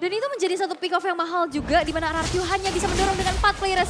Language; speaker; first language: Indonesian; native; Indonesian